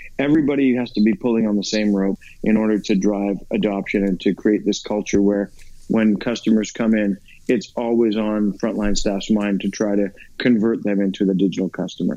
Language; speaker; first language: English; native; English